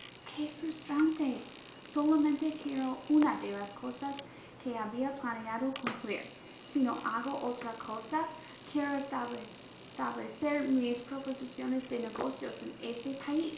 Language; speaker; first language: Spanish; non-native, learner; English